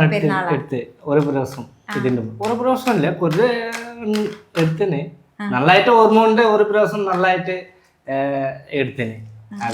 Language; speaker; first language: Malayalam; non-native, local second language; Bangla